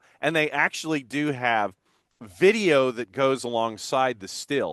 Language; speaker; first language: English; native; English